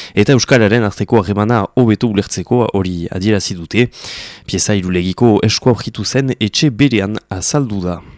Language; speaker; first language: Basque; native; Basque